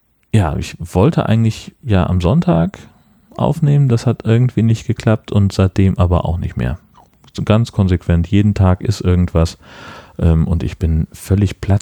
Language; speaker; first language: German; native; German